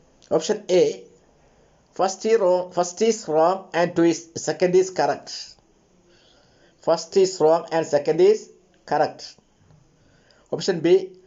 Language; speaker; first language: English; non-native, local second language; Malayalam